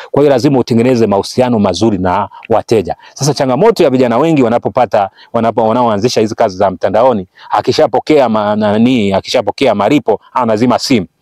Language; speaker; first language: Swahili; native; Swahili